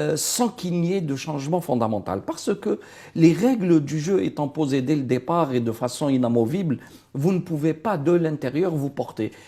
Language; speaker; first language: French; non-native, local second language; Arabic